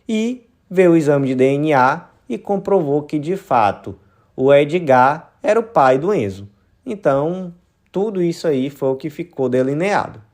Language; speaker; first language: Portuguese; native; Portuguese